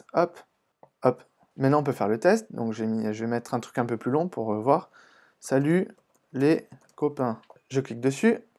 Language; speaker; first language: French; native; French